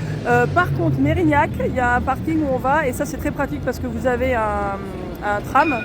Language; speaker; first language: French; native; French